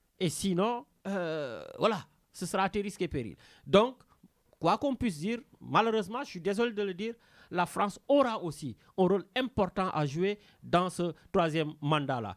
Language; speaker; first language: French; non-native, local second language; Wolof